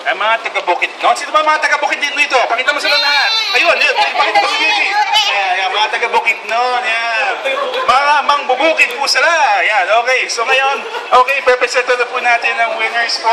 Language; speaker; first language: Filipino; native; Filipino